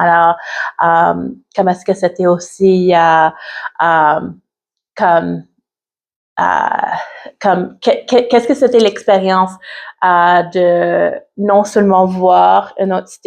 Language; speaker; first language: French; non-native, learner; English